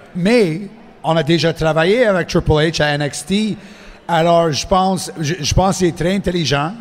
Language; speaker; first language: French; non-native, fluent; English